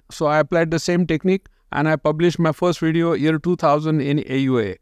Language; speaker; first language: English; non-native, local second language; Marathi